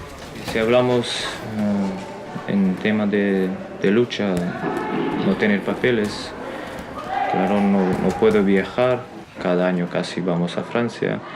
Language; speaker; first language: Spanish; non-native, fluent; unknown